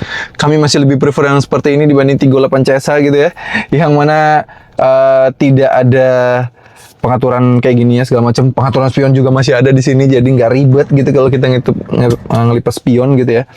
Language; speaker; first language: Indonesian; native; Indonesian